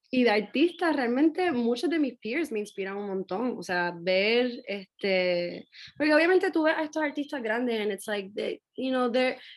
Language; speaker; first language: Spanish; native; Spanish